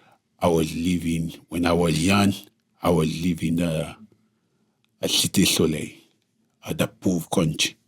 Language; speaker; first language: English; non-native, local second language; Haitian Creole